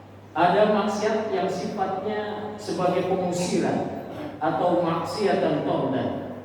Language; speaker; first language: Indonesian; native; Indonesian